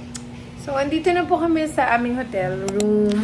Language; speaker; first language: Filipino; native; Filipino